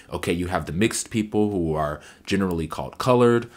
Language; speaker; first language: English; native; English